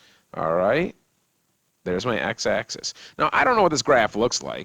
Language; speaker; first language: English; native; English